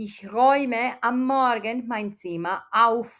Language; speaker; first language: German; non-native, fluent; Spanish